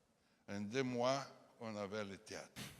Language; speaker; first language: French; non-native, fluent; Portuguese